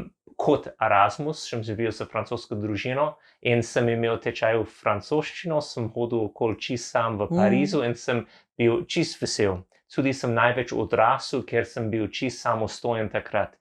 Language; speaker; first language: Slovenian; non-native, learner; English